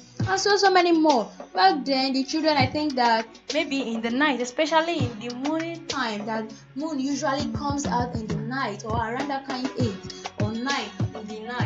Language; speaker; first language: English; non-native, local second language; Yoruba